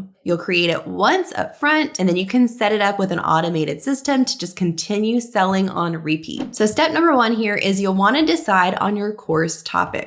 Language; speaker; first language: English; native; English